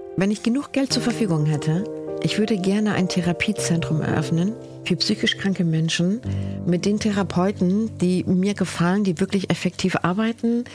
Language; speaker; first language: German; early bilingual, other home language; Spanish